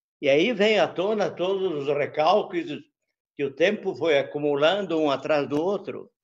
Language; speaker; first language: Portuguese; early bilingual, other home language; Italian